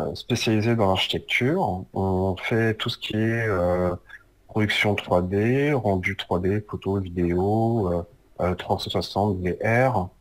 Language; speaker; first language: French; native; French